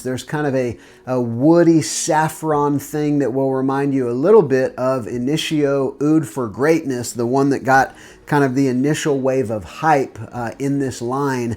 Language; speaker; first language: English; native; English